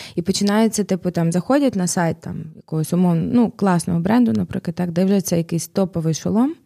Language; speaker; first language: Ukrainian; native; Ukrainian